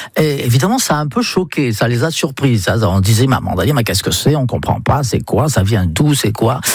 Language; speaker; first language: French; non-native, fluent; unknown